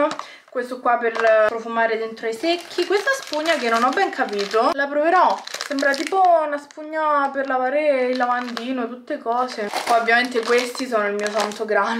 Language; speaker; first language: Italian; native; Italian